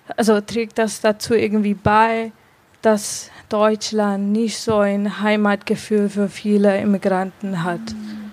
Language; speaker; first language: German; non-native, fluent; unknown